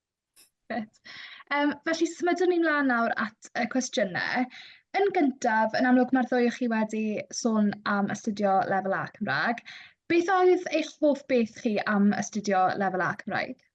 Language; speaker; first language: Welsh; native; Welsh